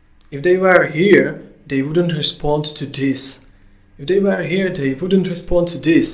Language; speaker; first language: English; non-native, fluent; Czech